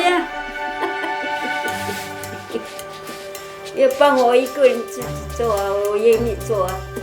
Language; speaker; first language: Chinese; non-native, local second language; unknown